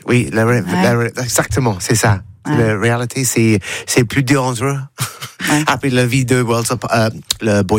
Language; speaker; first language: French; non-native, learner; English